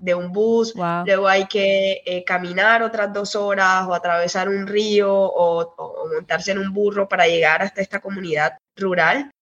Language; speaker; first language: Spanish; native; Spanish